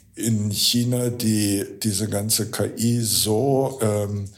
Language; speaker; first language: German; native; German